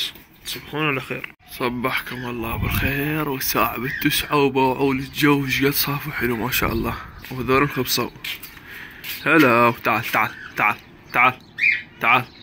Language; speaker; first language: Arabic; native; Arabic